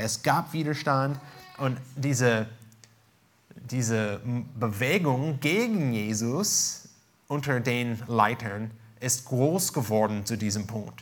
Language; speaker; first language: German; non-native, fluent; English